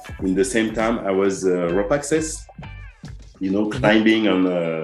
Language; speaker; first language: English; non-native, learner; French